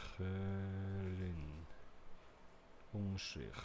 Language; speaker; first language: German; native; German